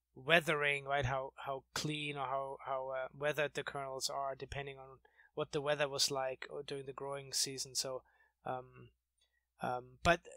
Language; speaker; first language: English; non-native, fluent; German